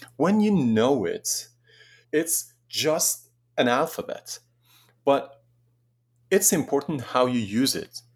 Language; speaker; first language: English; non-native, fluent; Persian